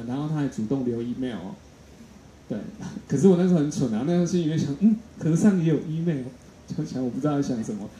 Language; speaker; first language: Chinese; native; Chinese